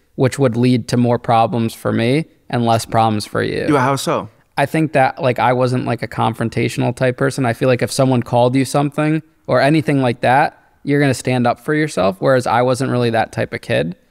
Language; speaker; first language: English; native; English